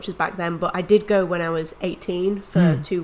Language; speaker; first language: English; native; English